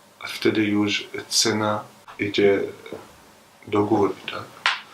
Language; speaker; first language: Polish; non-native, learner; Arabic